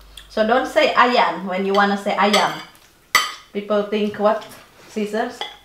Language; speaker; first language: English; non-native, fluent; Indonesian